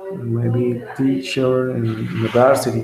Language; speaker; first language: English; non-native, learner; Spanish